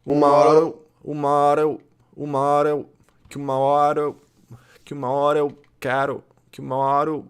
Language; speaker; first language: Portuguese; non-native, learner; English